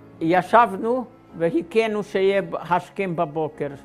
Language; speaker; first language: Hebrew; non-native, fluent; Hungarian